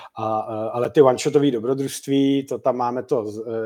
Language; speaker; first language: Czech; native; Czech